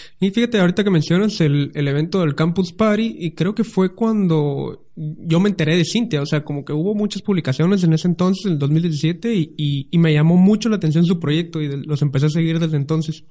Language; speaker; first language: Spanish; native; Spanish